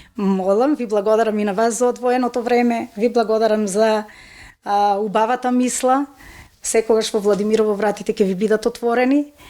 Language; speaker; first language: Macedonian; native; Macedonian